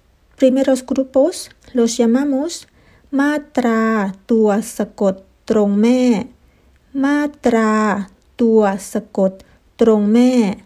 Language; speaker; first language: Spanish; non-native, fluent; Thai